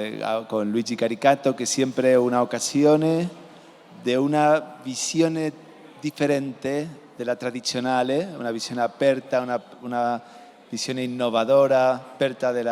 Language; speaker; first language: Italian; non-native, learner; Spanish